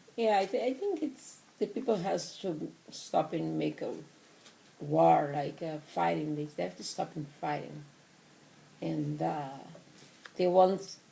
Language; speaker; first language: English; non-native, learner; Portuguese